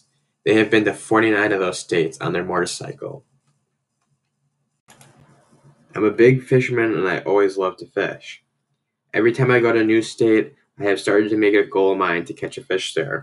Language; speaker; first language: English; native; English